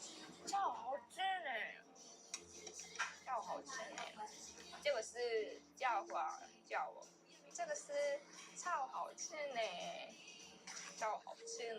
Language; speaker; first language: Chinese; non-native, learner; Korean